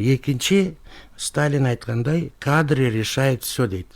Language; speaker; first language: Russian; non-native, local second language; Kyrgyz